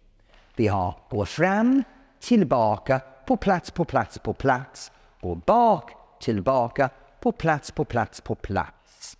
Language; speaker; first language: Swedish; non-native, fluent; English